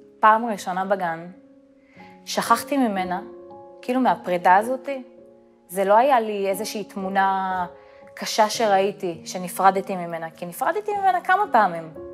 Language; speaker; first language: Hebrew; early bilingual, other home language; Russian